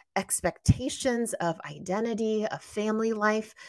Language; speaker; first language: English; native; English